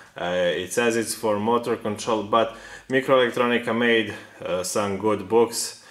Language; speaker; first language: English; non-native, fluent; Serbian